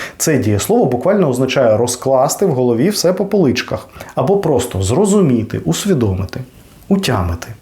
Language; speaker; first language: Ukrainian; non-native, local second language; Russian